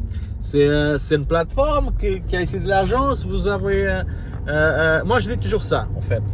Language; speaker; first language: French; non-native, fluent; Portuguese